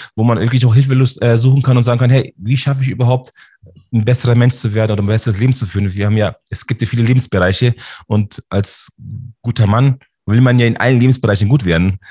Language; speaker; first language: German; native; German